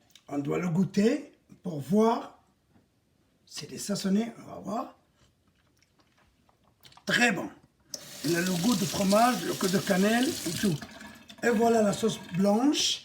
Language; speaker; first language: French; non-native, local second language; Arabic